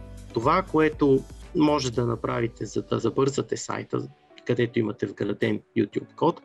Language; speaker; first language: Bulgarian; native; Bulgarian